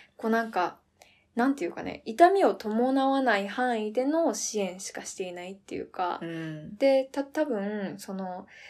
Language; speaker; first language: Japanese; early bilingual, heritage; Japanese